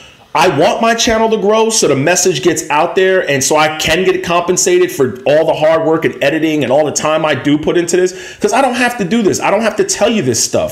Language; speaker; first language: English; native; English